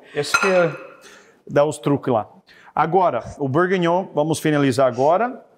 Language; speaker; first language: Portuguese; non-native, fluent; English